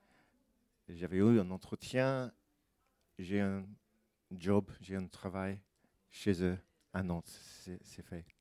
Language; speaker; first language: French; non-native, fluent; English